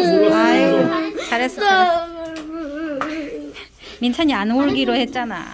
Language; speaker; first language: Korean; non-native, fluent; Chinese